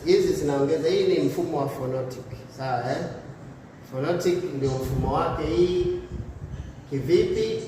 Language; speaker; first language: Swahili; native; Swahili